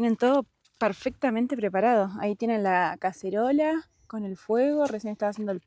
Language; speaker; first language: Spanish; native; Spanish